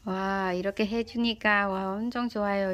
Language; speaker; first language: Korean; non-native, learner; Vietnamese